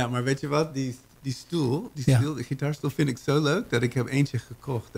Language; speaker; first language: Dutch; non-native, learner; English